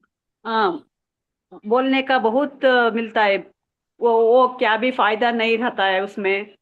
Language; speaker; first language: Hindi; non-native, local second language; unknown